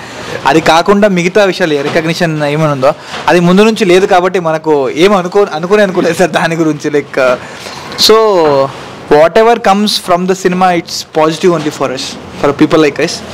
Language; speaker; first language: Telugu; native; Telugu